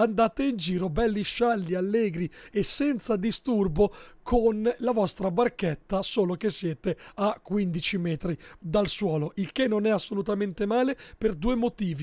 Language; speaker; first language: Italian; native; Italian